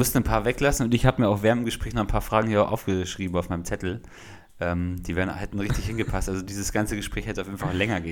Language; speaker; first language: German; native; German